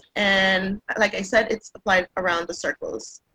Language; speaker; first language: English; non-native, fluent; Spanish